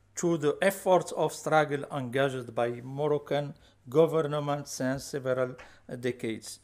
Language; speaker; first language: English; non-native, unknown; Arabic